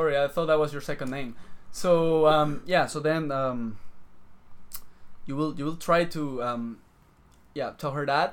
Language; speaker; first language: English; non-native, fluent; Spanish